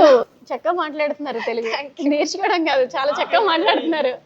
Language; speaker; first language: Telugu; native; Telugu